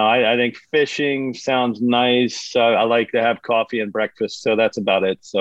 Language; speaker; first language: English; native; English